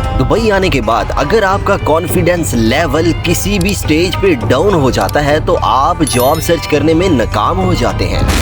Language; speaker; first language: Urdu; non-native, local second language; Punjabi